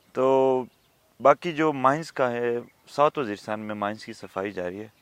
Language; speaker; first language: Urdu; non-native, local second language; Pashto